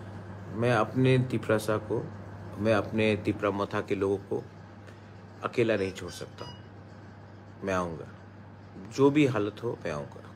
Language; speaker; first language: Hindi; non-native, local second language; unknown